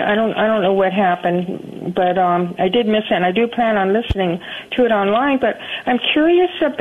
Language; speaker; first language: English; native; English